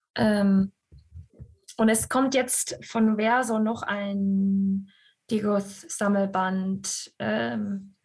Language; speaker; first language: German; non-native, fluent; English